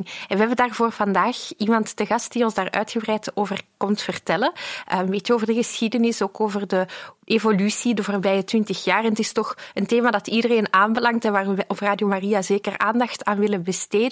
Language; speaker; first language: Dutch; native; Dutch